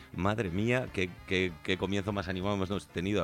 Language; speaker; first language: Spanish; native; Spanish